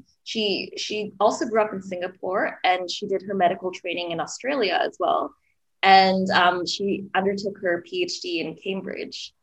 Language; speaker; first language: English; native; English